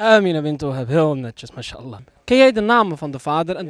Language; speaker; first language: Dutch; native; Dutch